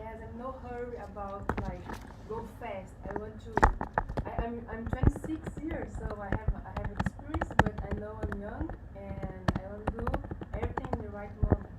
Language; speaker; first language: English; non-native, learner; Portuguese